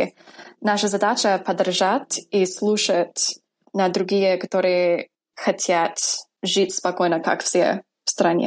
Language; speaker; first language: Russian; non-native, fluent; English